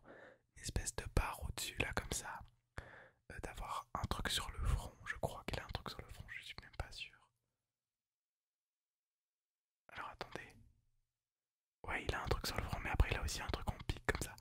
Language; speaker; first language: French; native; French